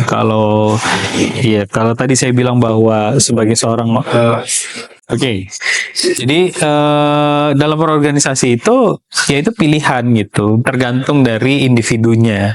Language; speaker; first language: Indonesian; native; Indonesian